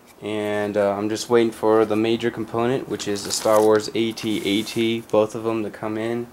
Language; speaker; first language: English; native; English